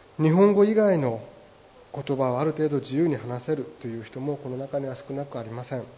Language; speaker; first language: Japanese; native; Japanese